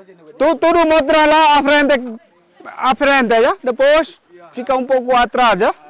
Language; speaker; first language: Portuguese; non-native, learner; Vietnamese